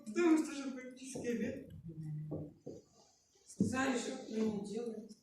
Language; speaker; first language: Russian; native; Russian